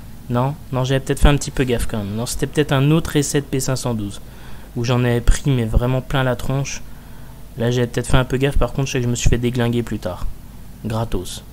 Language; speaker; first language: French; native; French